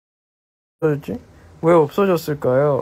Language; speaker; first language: Korean; non-native, fluent; Chinese